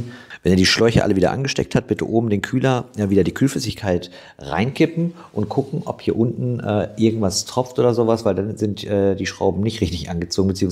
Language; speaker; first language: German; native; German